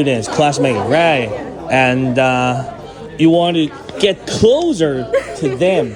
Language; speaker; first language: English; non-native, fluent; Chinese